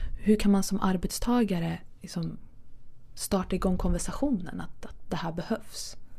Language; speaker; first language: Swedish; early bilingual, other home language; Kurdish